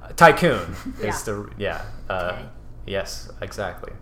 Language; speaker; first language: English; native; English